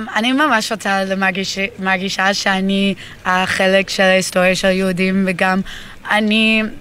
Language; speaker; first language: Hebrew; non-native, learner; English